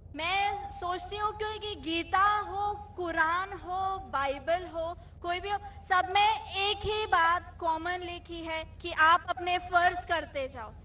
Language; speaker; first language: Hindi; native; Hindi